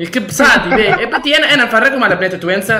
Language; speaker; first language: Arabic; native; Arabic